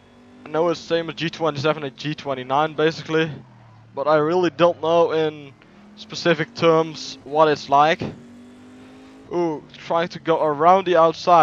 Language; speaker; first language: English; non-native, fluent; Dutch